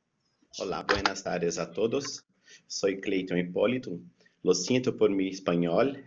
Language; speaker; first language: Spanish; non-native, learner; Portuguese